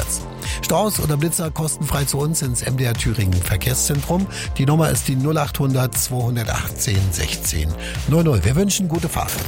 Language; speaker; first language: German; native; German